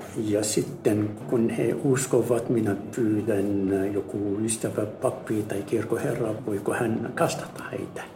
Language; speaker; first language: Finnish; non-native, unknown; Arabic